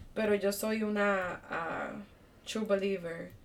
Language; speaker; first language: Spanish; early bilingual, heritage; Spanish